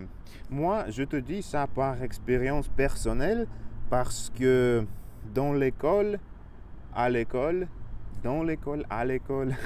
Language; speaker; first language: French; non-native, fluent; Russian